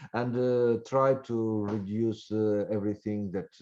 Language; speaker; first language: English; non-native, fluent; Russian